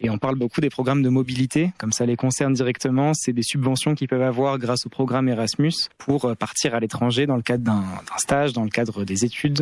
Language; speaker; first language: French; native; French